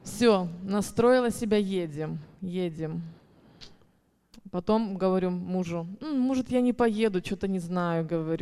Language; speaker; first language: Russian; native; Russian